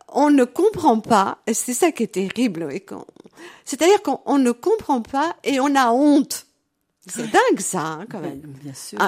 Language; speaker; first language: French; early bilingual, other home language; Portuguese